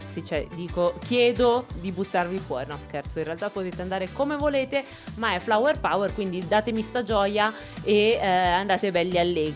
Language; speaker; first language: Italian; native; Italian